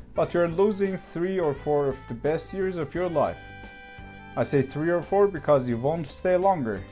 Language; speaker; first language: English; non-native, fluent; Azerbaijani